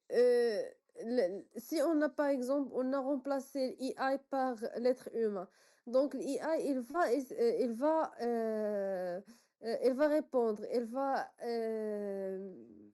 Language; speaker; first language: French; non-native, local second language; Arabic